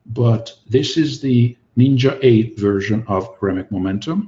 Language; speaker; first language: English; non-native, fluent; Hungarian